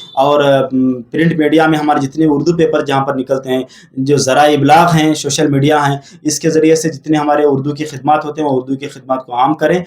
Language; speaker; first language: Urdu; native; Urdu